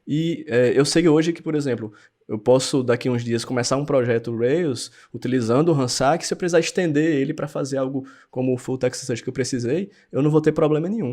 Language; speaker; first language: Portuguese; native; Portuguese